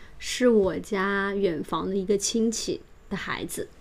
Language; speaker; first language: Chinese; native; Chinese